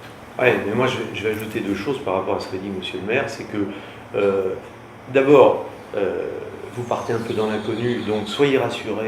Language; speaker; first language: French; native; French